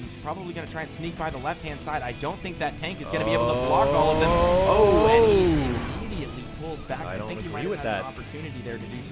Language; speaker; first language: English; native; English